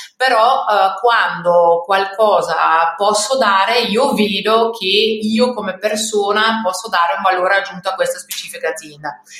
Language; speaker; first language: Italian; non-native, fluent; German